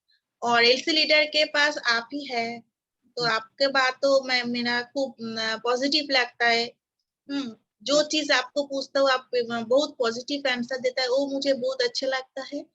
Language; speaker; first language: Hindi; non-native, local second language; Bangla